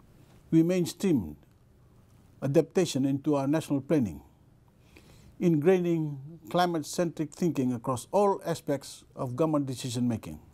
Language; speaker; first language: English; non-native, local second language; Fijian